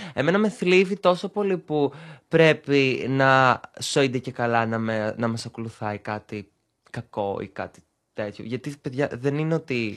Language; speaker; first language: Greek; early bilingual, other home language; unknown